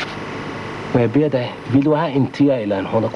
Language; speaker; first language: Danish; non-native, learner; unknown